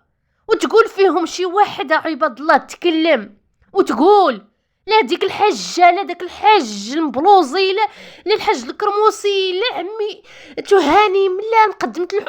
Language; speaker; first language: Arabic; native; Arabic